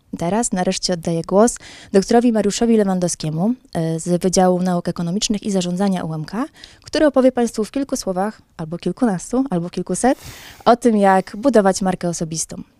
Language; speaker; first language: Polish; native; Polish